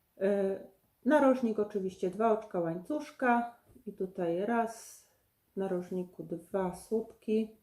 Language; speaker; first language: Polish; native; Polish